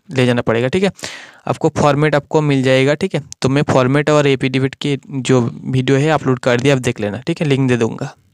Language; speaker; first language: Hindi; non-native, local second language; Bangla